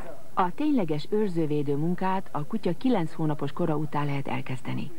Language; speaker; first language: Hungarian; native; Hungarian